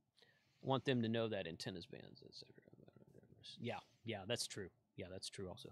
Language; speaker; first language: English; native; English